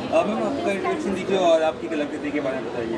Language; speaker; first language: Hindi; native; Hindi